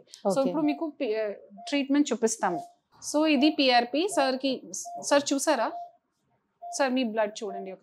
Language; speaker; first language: Telugu; non-native, fluent; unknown